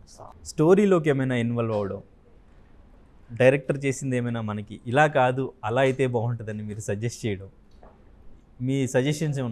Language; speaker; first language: Telugu; native; Telugu